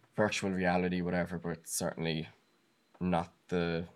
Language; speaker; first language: English; native; English